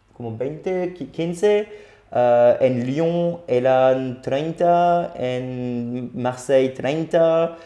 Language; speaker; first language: Spanish; non-native, fluent; French